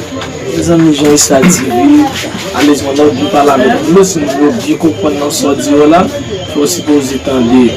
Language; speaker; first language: French; non-native, learner; Haitian Creole